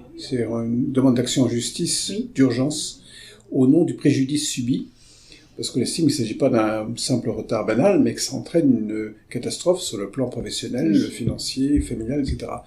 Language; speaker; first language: French; native; French